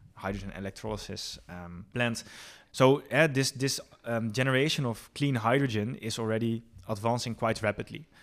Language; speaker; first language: English; non-native, fluent; Dutch